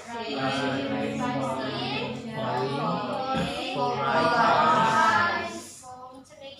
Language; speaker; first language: English; non-native, learner; Indonesian